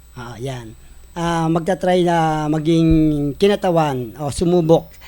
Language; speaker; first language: Filipino; native; Filipino